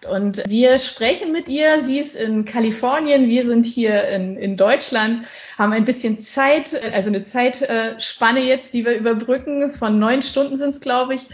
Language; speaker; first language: German; native; German